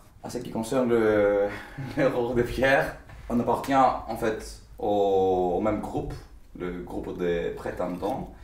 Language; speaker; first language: French; non-native, fluent; Greek